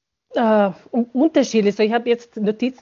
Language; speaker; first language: German; non-native, fluent; Bosnian